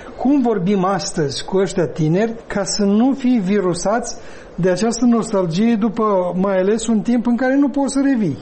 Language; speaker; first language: Romanian; native; Romanian